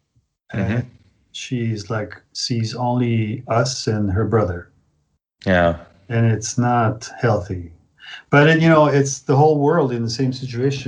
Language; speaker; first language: English; non-native, fluent; Italian